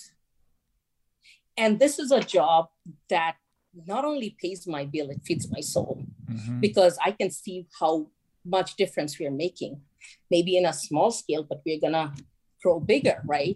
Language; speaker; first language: English; non-native, local second language; Bangla